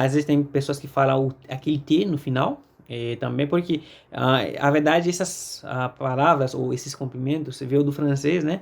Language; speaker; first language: Portuguese; non-native, fluent; Haitian Creole